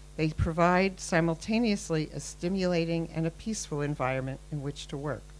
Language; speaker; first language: English; native; English